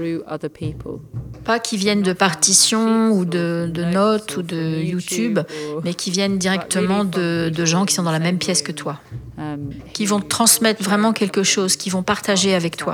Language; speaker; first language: French; non-native, fluent; English